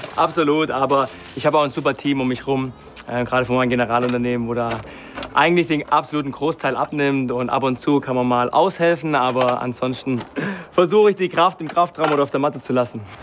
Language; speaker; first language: German; native; German